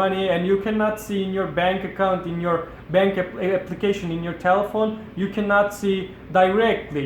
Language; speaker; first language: English; non-native, fluent; Turkish